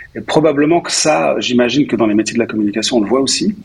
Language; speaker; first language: French; native; French